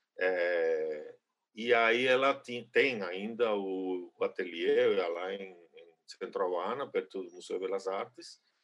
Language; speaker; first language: Portuguese; non-native, fluent; Spanish